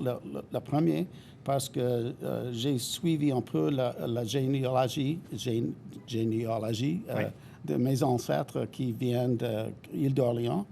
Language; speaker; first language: French; non-native, fluent; English